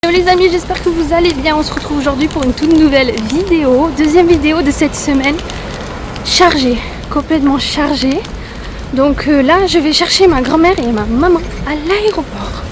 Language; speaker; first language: French; native; French